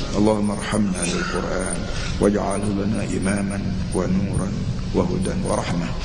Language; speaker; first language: Malay; native; Malay